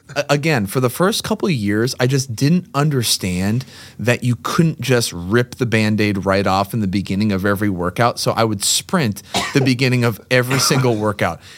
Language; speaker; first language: English; native; English